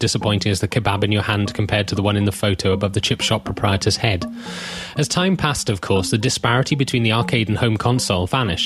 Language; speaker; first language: English; native; English